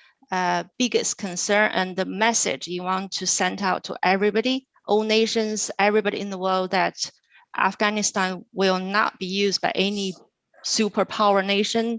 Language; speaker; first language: English; non-native, fluent; Chinese